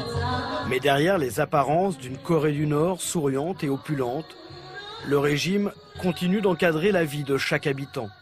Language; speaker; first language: French; native; French